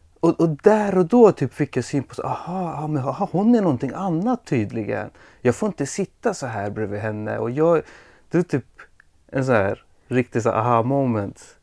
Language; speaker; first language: Swedish; early bilingual, other home language; Persian